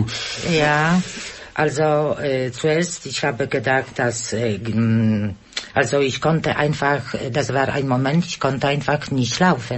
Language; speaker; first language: German; non-native, learner; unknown